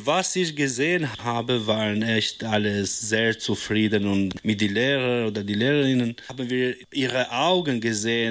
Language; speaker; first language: German; non-native, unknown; Albanian